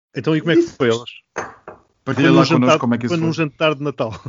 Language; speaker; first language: Portuguese; native; Portuguese